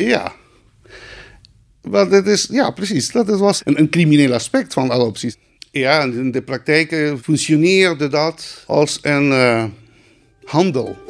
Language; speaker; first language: Dutch; non-native, local second language; Spanish